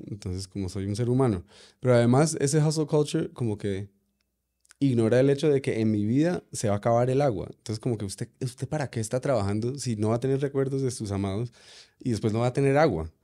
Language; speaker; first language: Spanish; early bilingual, other home language; English